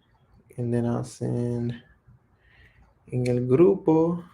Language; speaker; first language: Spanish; non-native, fluent; English